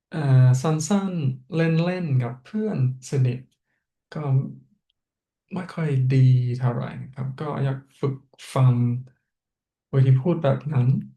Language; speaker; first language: Thai; non-native, fluent; English